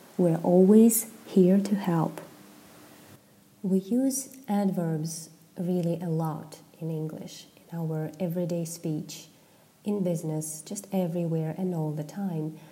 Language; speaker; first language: English; non-native, fluent; Russian